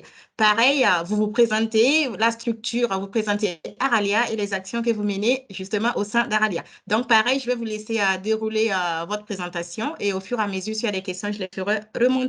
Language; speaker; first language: French; native; French